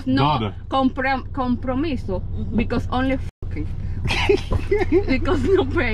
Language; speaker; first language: English; non-native, learner; Spanish